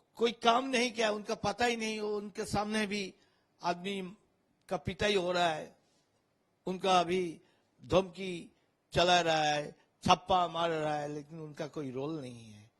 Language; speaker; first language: Hindi; non-native, local second language; Bangla